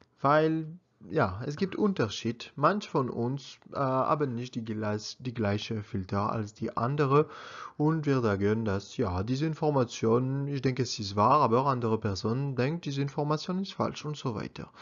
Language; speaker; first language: German; non-native, learner; French